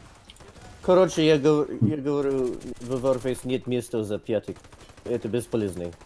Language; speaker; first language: Russian; non-native, learner; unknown